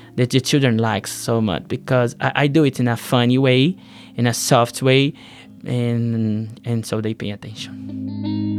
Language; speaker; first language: English; non-native, learner; Portuguese